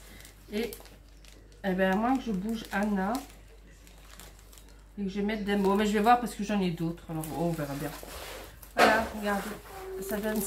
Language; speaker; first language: French; native; French